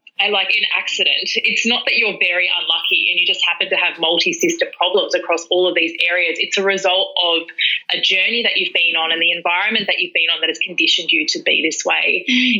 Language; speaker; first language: English; native; English